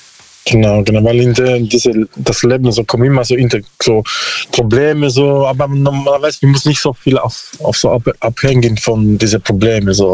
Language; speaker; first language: German; non-native, learner; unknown